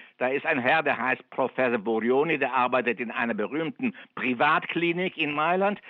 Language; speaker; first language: German; non-native, fluent; Italian